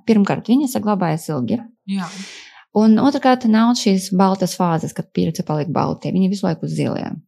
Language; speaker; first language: Latvian; non-native, local second language; Russian